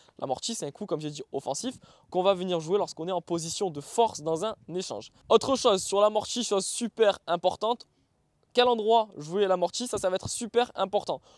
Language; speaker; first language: French; native; French